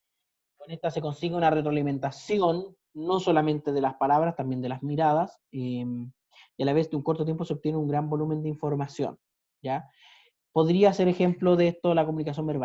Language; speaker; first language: Spanish; native; Spanish